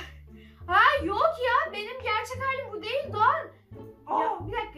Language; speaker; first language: Turkish; native; Turkish